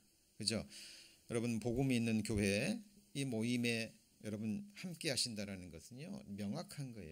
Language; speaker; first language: Korean; native; Korean